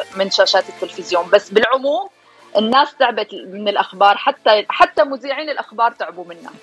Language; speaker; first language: Arabic; native; Arabic